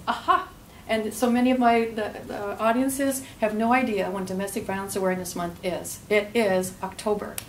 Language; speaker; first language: English; native; English